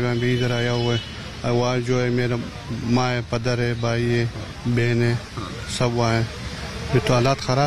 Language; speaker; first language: Hindi; non-native, learner; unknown